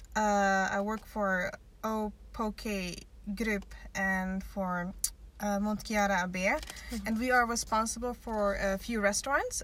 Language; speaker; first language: English; non-native, fluent; Dutch